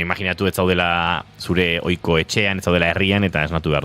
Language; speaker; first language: Basque; native; Basque